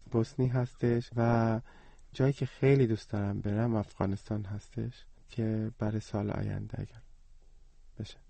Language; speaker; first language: Persian; early bilingual, heritage; Persian